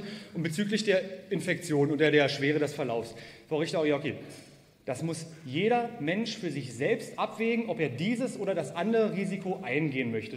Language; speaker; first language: German; native; German